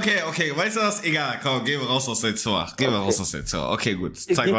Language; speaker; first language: German; native; German